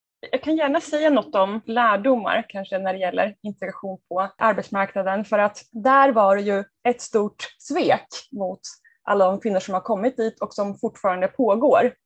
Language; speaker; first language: Swedish; native; Swedish